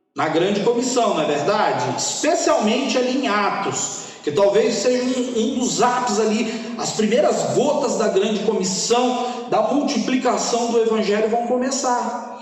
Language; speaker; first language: Portuguese; native; Portuguese